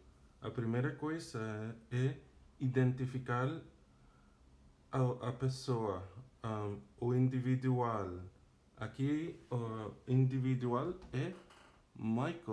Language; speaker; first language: Portuguese; non-native, fluent; English